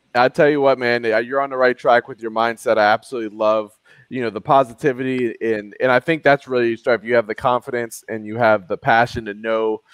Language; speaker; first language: English; native; English